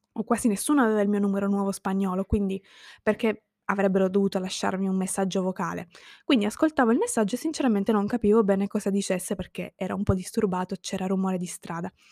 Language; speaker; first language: Italian; native; Italian